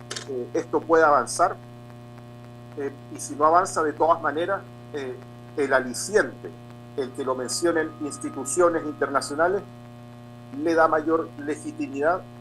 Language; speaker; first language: Spanish; native; Spanish